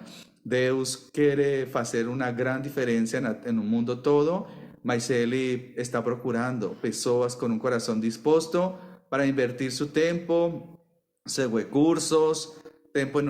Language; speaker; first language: Portuguese; non-native, fluent; Spanish